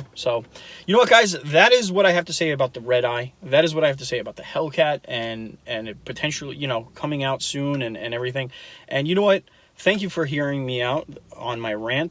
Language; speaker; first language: English; native; English